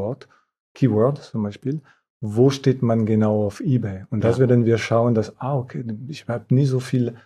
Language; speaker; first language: German; non-native, fluent; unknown